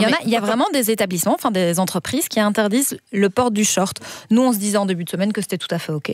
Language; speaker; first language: French; native; French